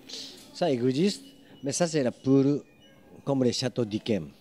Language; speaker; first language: French; non-native, learner; Japanese